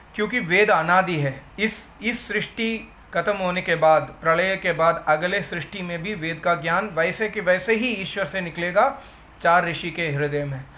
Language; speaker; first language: Hindi; non-native, local second language; Tamil